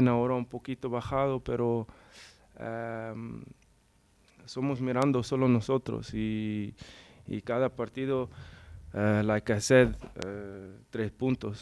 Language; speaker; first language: Spanish; non-native, learner; English